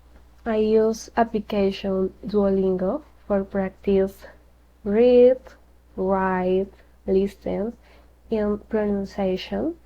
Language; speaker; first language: English; non-native, learner; Spanish